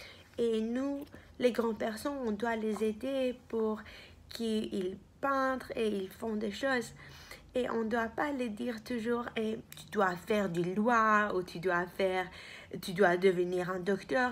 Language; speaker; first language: French; non-native, fluent; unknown